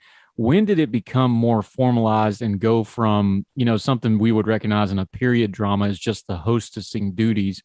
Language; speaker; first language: English; native; English